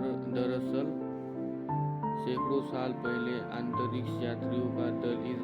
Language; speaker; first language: Hindi; native; Hindi